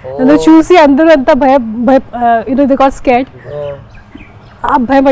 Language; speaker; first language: Telugu; non-native, fluent; Hindi